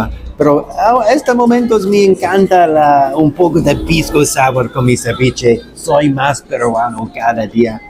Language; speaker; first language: Spanish; non-native, learner; English